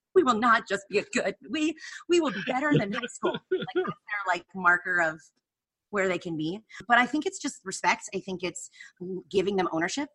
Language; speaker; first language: English; native; English